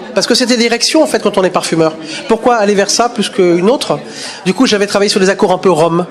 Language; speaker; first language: French; native; French